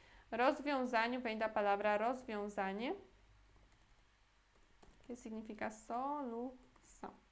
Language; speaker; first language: Portuguese; non-native, fluent; Polish